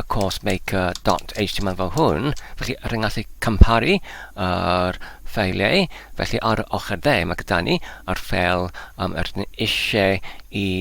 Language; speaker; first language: Welsh; non-native, learner; Polish